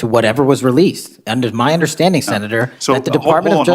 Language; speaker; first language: English; native; English